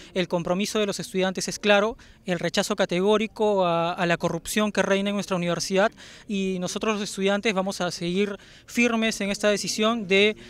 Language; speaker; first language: Spanish; native; Spanish